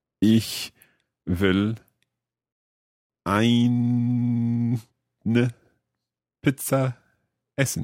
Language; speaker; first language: German; non-native, learner; English